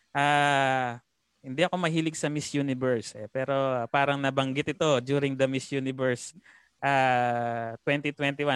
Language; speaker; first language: Filipino; non-native, local second language; Pampanga